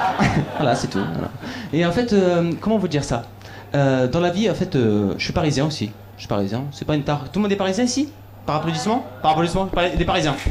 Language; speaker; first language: French; early bilingual, other home language; Arabic